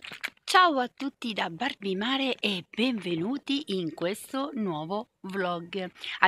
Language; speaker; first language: Italian; native; Italian